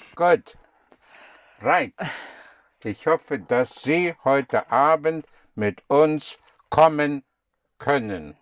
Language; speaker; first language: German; non-native, fluent; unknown